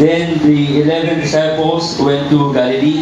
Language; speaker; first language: English; non-native, local second language; Filipino